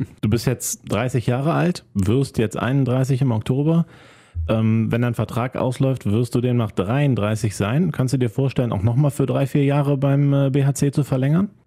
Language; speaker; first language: German; native; German